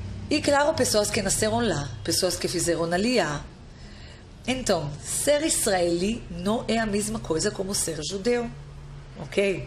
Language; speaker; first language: Portuguese; non-native, fluent; Hebrew